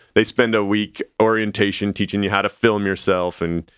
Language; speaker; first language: English; native; English